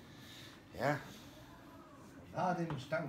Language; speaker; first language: English; non-native, learner; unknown